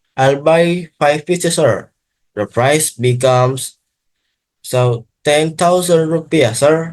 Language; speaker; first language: English; non-native, learner; Indonesian